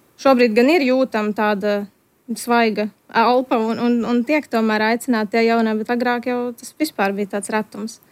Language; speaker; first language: Latvian; native; Latvian